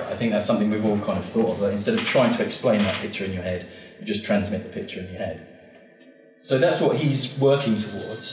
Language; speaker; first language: English; native; English